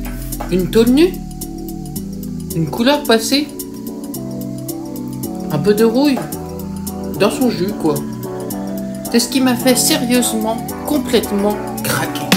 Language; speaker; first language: French; native; French